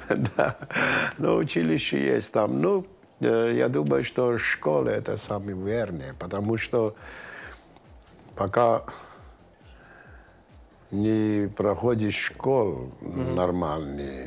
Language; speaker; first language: Russian; non-native, local second language; Armenian